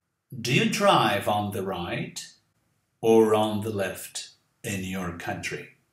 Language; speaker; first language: English; non-native, fluent; Portuguese